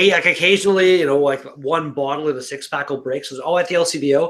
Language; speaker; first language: English; native; English